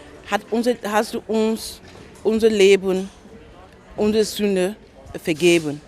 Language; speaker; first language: German; non-native, learner; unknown